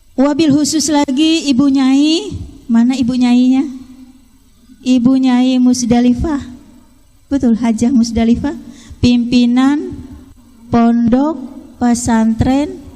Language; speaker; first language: Indonesian; non-native, local second language; Banjar